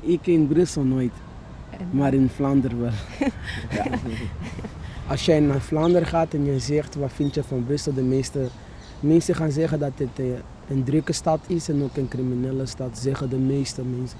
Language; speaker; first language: Dutch; non-native, fluent; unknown